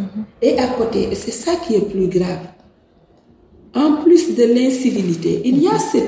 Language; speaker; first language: French; non-native, local second language; Wolof